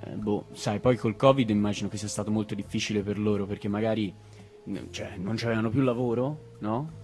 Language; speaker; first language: Italian; native; Italian